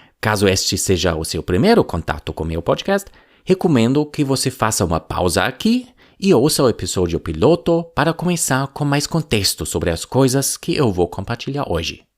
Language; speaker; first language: Portuguese; non-native, fluent; German